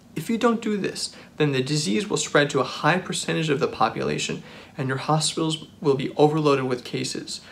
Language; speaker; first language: English; native; English